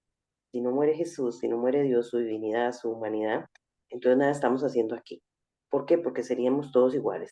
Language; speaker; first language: Spanish; native; Spanish